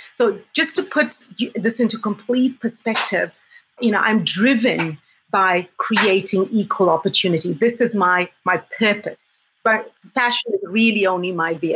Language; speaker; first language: English; native; English